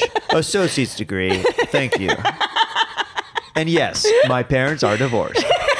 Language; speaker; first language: English; native; English